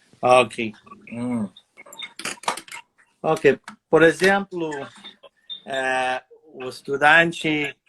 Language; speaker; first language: Portuguese; non-native, fluent; English